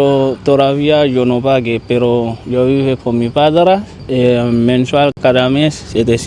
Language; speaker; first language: Spanish; non-native, learner; Haitian Creole